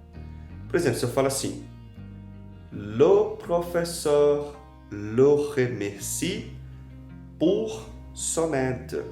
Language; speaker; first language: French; non-native, fluent; Portuguese